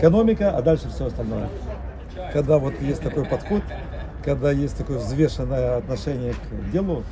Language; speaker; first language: Russian; native; Russian